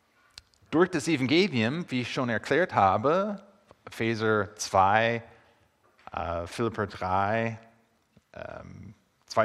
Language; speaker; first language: German; non-native, fluent; English